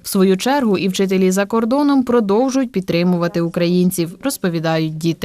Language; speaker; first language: Ukrainian; native; Ukrainian